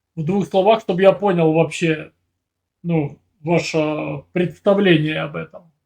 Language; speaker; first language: Russian; native; Russian